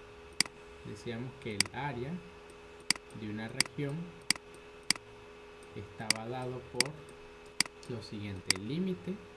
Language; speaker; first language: Spanish; native; Spanish